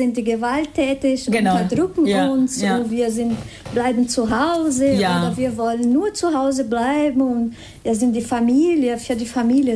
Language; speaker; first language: German; non-native, fluent; Spanish